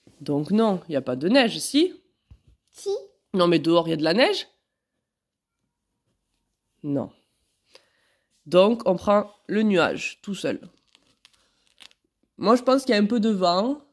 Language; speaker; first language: French; native; French